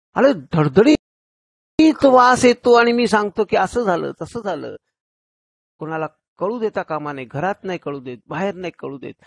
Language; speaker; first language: Marathi; early bilingual, heritage; Marathi